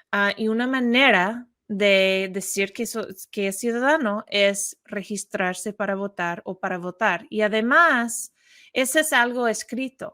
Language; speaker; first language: Spanish; non-native, learner; English